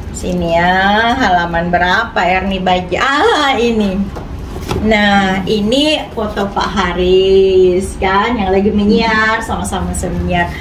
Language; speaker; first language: Indonesian; non-native, local second language; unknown